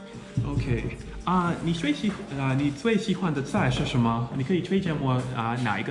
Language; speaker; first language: Chinese; non-native, learner; English